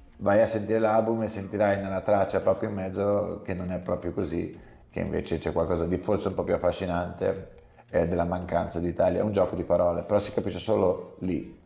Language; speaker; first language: Italian; early bilingual, heritage; English